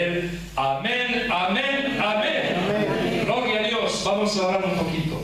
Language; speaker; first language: Spanish; early bilingual, heritage; French